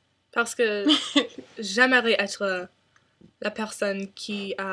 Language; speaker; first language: French; non-native, learner; English